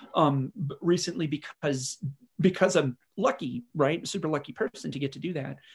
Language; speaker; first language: English; native; English